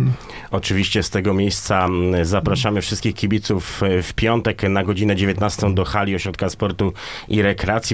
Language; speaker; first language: Polish; native; Polish